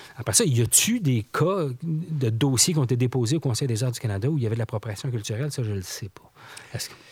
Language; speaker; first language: French; native; French